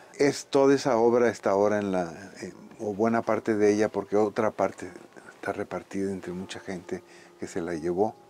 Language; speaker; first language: Spanish; native; Spanish